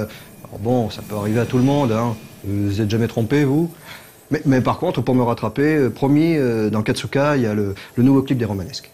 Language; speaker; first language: French; native; French